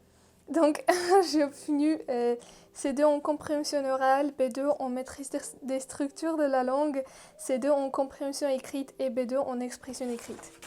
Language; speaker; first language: French; non-native, fluent; Russian